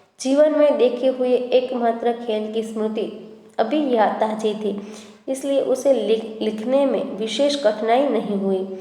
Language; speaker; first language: Hindi; non-native, local second language; Gujarati